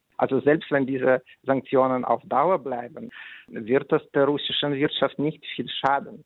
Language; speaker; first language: German; non-native, fluent; Russian